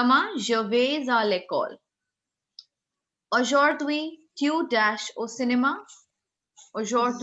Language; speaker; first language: French; non-native, fluent; Hindi